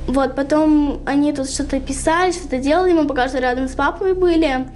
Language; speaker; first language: Russian; native; Russian